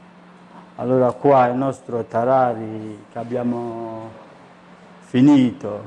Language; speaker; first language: Italian; non-native, learner; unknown